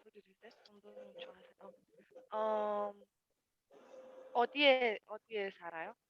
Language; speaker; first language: Korean; non-native, learner; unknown